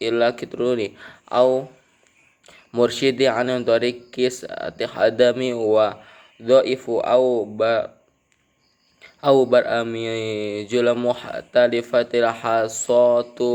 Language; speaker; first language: Arabic; non-native, learner; Indonesian